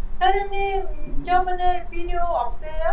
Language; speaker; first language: Korean; non-native, learner; Vietnamese